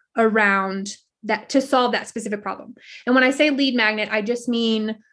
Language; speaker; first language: English; native; English